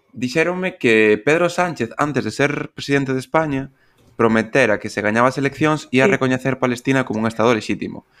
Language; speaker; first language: Galician; non-native, local second language; Spanish